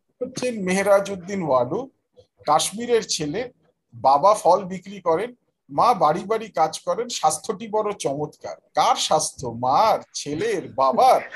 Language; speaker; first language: Bangla; native; Bangla